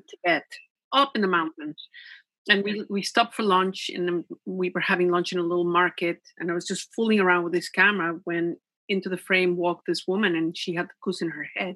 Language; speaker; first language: English; non-native, fluent; Spanish